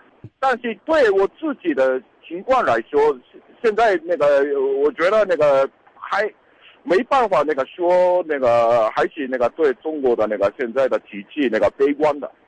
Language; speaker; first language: Chinese; non-native, learner; Japanese